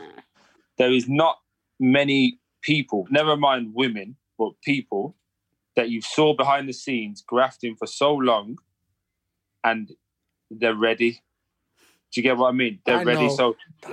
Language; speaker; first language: English; native; English